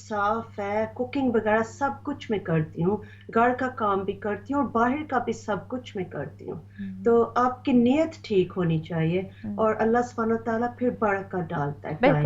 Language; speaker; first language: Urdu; early bilingual, heritage; Urdu